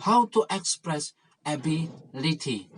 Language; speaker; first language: English; non-native, fluent; Indonesian